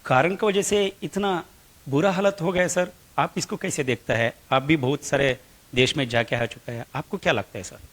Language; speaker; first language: Hindi; non-native, local second language; Kannada